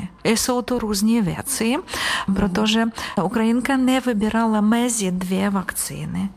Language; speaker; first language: Czech; non-native, learner; Ukrainian